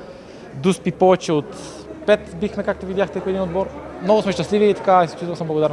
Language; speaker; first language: Bulgarian; native; Bulgarian